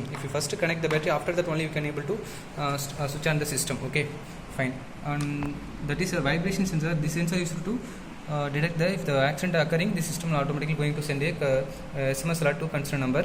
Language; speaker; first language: English; non-native, local second language; Tamil